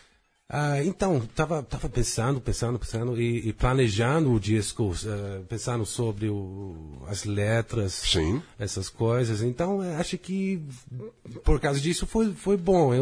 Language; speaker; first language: Portuguese; non-native, fluent; English